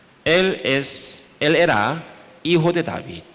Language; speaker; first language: Spanish; non-native, learner; Korean